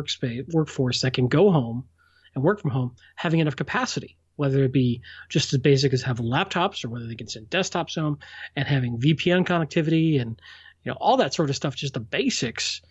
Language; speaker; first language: English; native; English